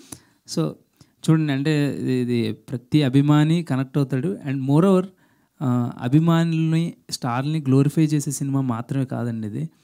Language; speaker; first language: Telugu; native; Telugu